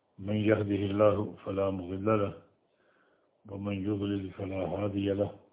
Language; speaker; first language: Urdu; native; Urdu